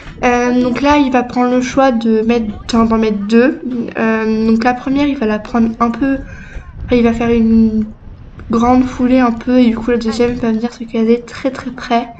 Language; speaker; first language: French; native; French